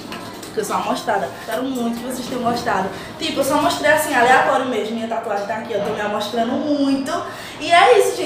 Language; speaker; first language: Portuguese; native; Portuguese